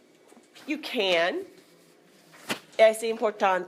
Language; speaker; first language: Spanish; non-native, fluent; English